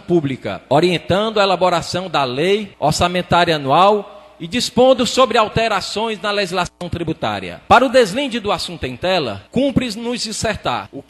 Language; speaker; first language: Portuguese; native; Portuguese